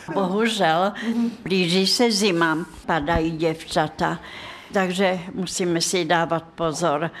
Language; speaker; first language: Czech; non-native, fluent; Russian